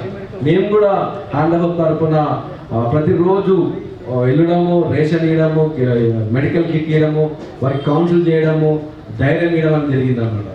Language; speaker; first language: Telugu; native; Telugu